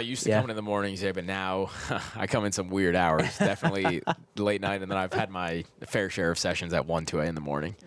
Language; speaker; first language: English; early bilingual, heritage; Persian